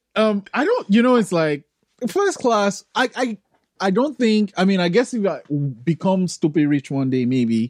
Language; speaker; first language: English; non-native, local second language; Yoruba